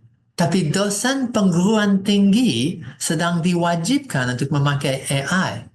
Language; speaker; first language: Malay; non-native, fluent; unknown